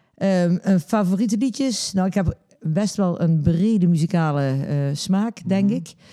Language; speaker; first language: Dutch; native; Dutch